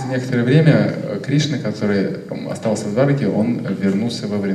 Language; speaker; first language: Russian; native; Russian